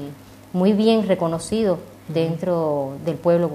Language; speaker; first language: Spanish; native; Spanish